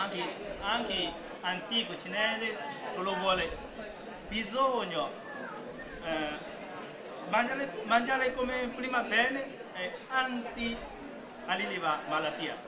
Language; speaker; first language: Italian; non-native, learner; Chinese